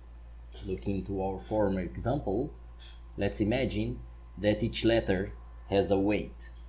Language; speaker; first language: English; non-native, fluent; Portuguese